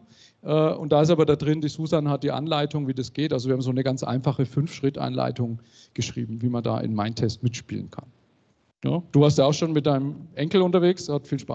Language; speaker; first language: German; native; German